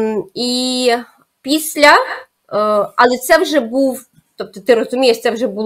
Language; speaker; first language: Ukrainian; native; Ukrainian